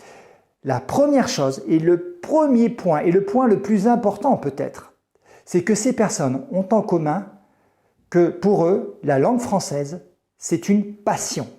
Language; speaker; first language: French; native; French